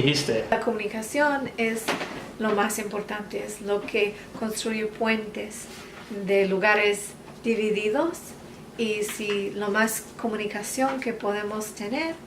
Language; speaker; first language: Spanish; non-native, fluent; English